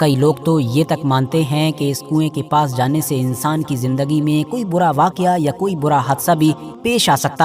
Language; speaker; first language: Hindi; native; Hindi